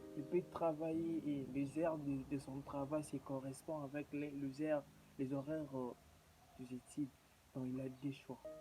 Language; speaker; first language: French; non-native, local second language; Lingala